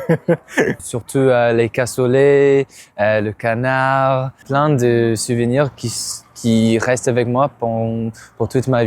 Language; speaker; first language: French; non-native, learner; English